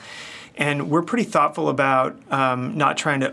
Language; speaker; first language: English; native; English